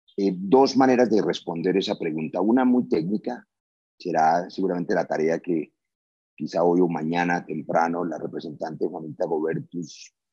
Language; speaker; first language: Spanish; native; Spanish